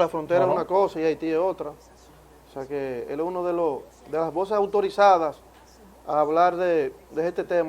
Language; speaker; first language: Spanish; native; Spanish